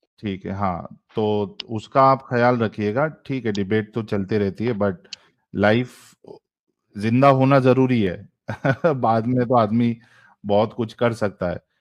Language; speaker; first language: Hindi; native; Hindi